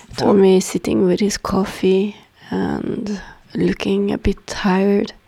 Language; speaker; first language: English; non-native, fluent; Swedish